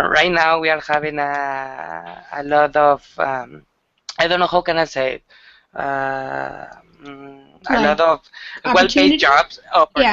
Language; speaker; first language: English; non-native, learner; Spanish